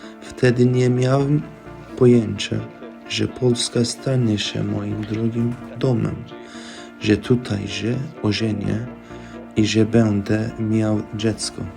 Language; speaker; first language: Polish; non-native, fluent; Turkish